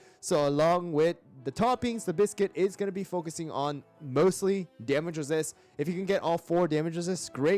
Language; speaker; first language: English; native; English